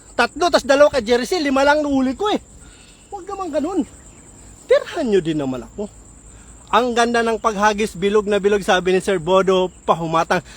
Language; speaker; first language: Filipino; non-native, local second language; Waray